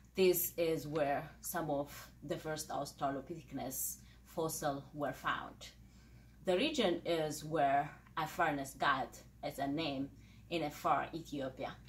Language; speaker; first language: English; non-native, fluent; Amharic